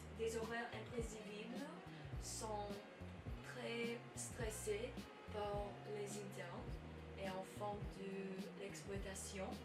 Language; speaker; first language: French; non-native, learner; English